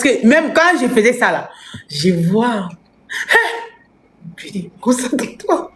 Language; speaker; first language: French; non-native, local second language; Lingala